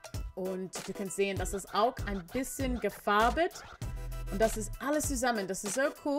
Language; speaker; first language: German; non-native, learner; English